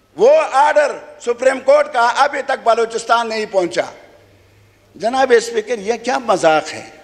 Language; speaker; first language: Urdu; non-native, local second language; Khowar